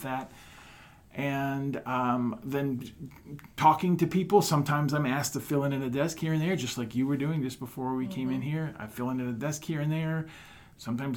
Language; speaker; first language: English; native; English